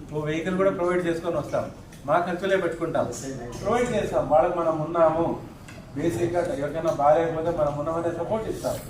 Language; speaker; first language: Telugu; non-native, local second language; Lambadi